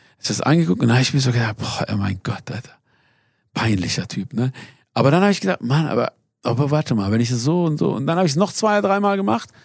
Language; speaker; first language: German; early bilingual, other home language; Persian